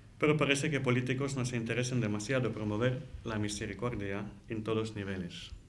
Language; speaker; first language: Spanish; non-native, fluent; Ukrainian